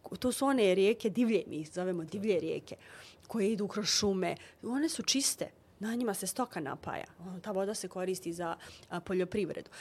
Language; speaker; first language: Bosnian; native; Bosnian